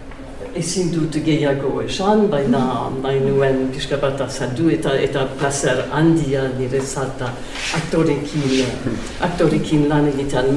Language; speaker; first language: Basque; non-native, learner; English